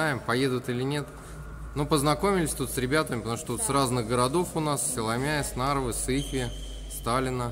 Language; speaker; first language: Russian; native; Russian